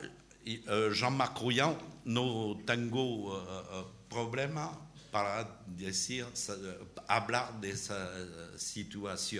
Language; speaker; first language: Spanish; non-native, learner; French